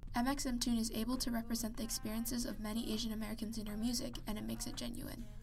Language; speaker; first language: English; native; English